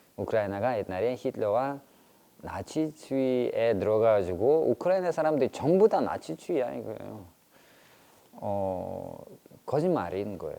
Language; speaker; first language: Korean; non-native, fluent; Russian